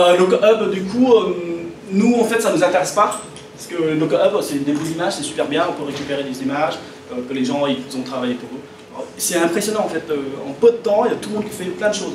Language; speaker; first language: French; native; French